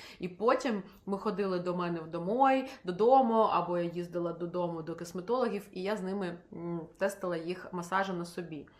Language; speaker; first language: Ukrainian; non-native, local second language; Russian